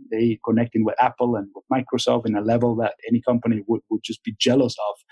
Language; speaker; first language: English; non-native, fluent; Spanish